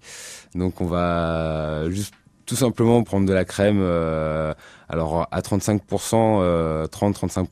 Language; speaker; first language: French; native; French